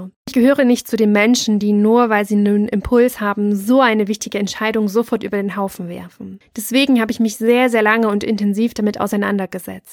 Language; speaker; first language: German; native; German